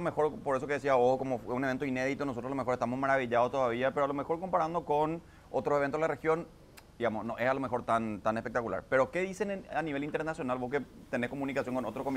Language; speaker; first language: Spanish; native; Spanish